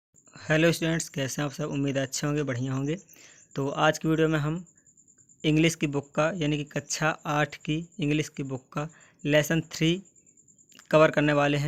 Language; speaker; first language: Hindi; native; Hindi